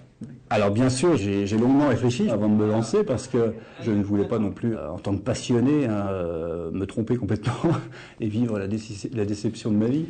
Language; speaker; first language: French; native; French